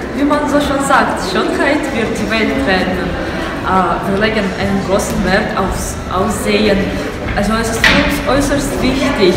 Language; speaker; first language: German; non-native, learner; Russian